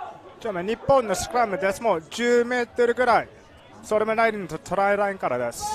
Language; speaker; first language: Japanese; non-native, learner; English